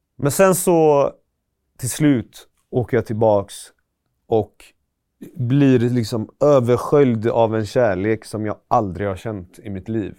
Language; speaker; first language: Swedish; early bilingual, other home language; Persian